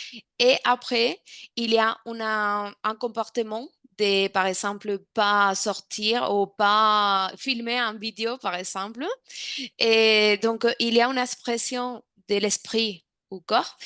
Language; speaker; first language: French; non-native, fluent; Spanish